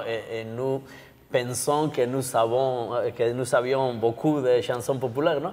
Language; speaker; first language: French; non-native, learner; Basque